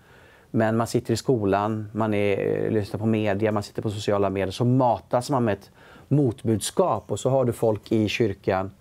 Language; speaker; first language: Swedish; native; Swedish